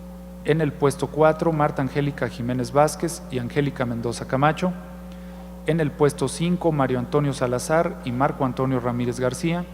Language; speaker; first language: Spanish; native; Spanish